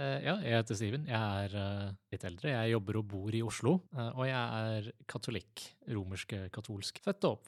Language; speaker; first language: Norwegian; native; Norwegian